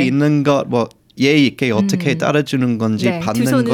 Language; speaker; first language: Korean; non-native, fluent; English